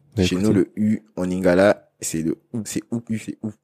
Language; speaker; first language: French; non-native, local second language; Lingala